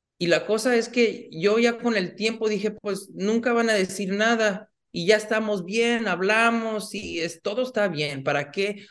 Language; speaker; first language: Spanish; early bilingual, heritage; Spanish